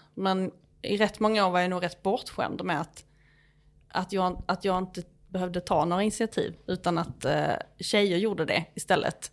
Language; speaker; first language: Swedish; native; Swedish